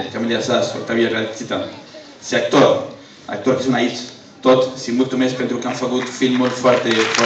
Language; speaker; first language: Romanian; non-native, learner; Spanish